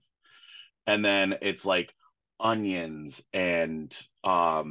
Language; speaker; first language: English; native; English